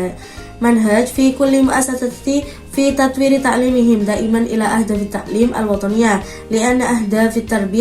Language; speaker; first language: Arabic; non-native, learner; Indonesian